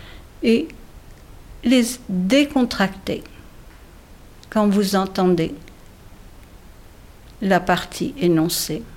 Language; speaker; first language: French; native; French